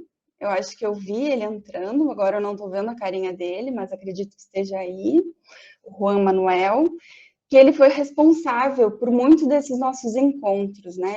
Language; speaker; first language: Portuguese; native; Portuguese